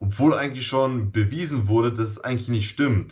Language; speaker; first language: German; native; German